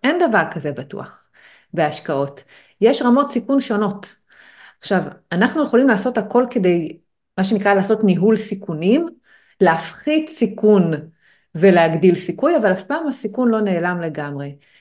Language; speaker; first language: Hebrew; native; Hebrew